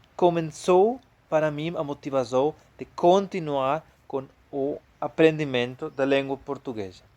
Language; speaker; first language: Portuguese; non-native, fluent; Spanish